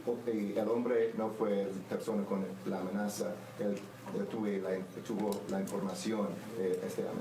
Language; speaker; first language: Spanish; non-native, learner; English